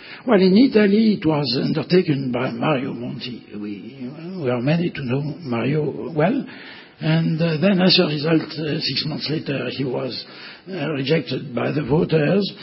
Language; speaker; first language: English; non-native, fluent; French